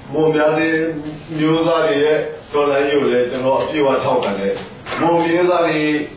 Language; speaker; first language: Burmese; non-native, local second language; Mon